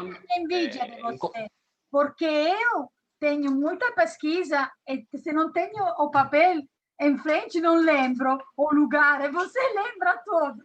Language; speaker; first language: Portuguese; non-native, learner; Italian